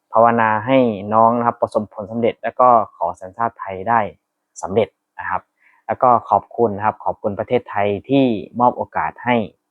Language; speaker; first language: Thai; native; Thai